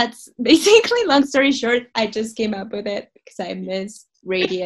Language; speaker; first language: English; non-native, fluent; Spanish